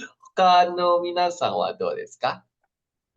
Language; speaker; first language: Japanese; non-native, fluent; Indonesian